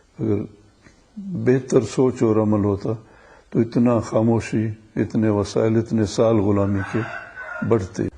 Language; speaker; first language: Urdu; non-native, local second language; Baluchi